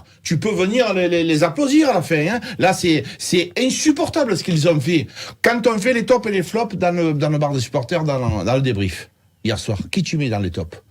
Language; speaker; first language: French; native; French